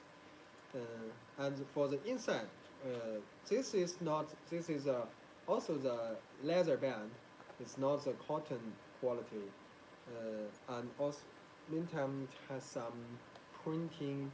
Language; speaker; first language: English; non-native, learner; Chinese